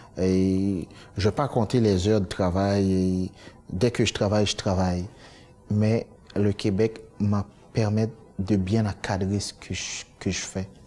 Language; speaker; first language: French; non-native, local second language; Haitian Creole